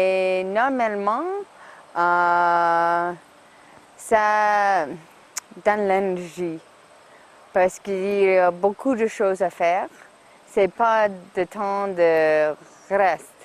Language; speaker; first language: French; non-native, learner; English